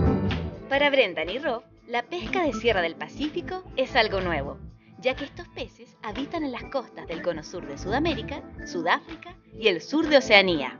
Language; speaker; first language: Spanish; native; Spanish